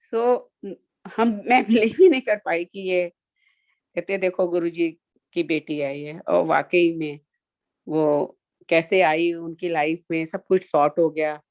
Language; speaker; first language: Hindi; native; Hindi